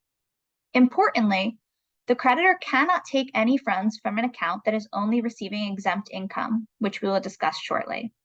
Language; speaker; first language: English; native; English